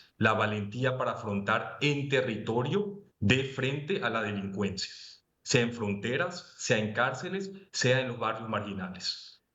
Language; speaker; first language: Spanish; native; Spanish